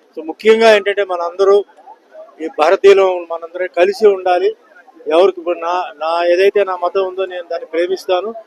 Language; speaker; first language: Telugu; non-native, fluent; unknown